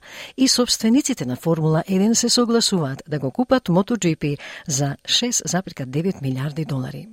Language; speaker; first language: Macedonian; native; Macedonian